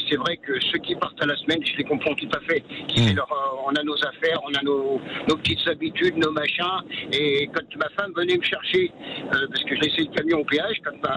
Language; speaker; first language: French; native; French